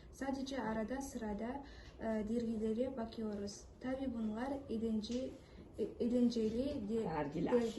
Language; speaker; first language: Turkish; non-native, learner; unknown